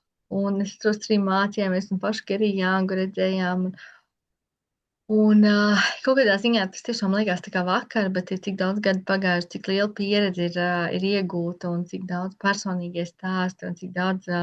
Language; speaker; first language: Latvian; native; Latvian